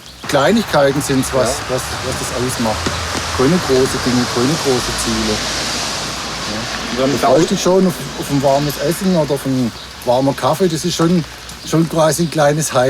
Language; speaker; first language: German; native; German